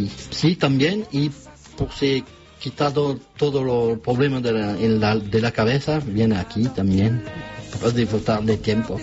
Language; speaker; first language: Spanish; non-native, learner; French